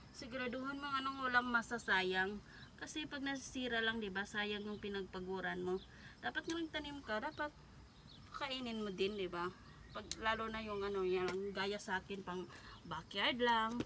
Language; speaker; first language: Filipino; non-native, local second language; Cebuano